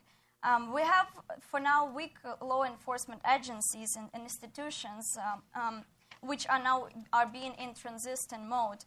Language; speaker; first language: English; non-native, fluent; Ukrainian